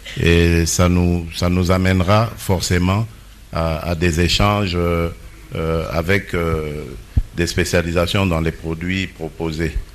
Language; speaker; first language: French; non-native, local second language; Lingala